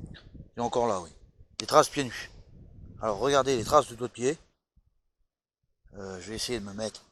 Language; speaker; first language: French; native; French